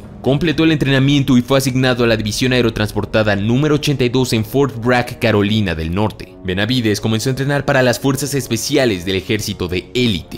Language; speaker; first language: Spanish; native; Spanish